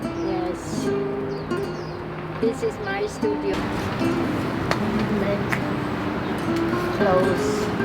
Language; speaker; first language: English; non-native, learner; German